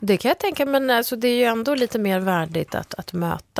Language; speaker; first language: Swedish; early bilingual, other home language; Kurdish